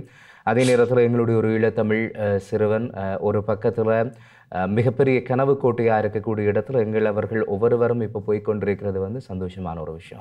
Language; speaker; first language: Tamil; native; Tamil